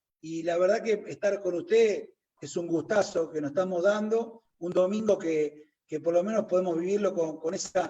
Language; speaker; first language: Spanish; native; Spanish